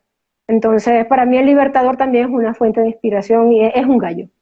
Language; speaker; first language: Spanish; native; Spanish